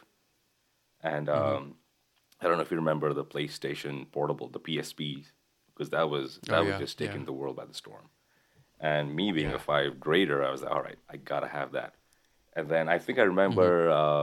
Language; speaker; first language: English; non-native, local second language; Nepali